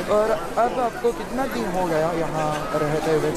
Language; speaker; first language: Hindi; non-native, fluent; Japanese